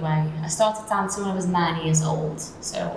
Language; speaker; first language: English; native; English